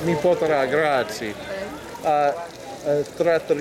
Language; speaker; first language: Italian; non-native, learner; English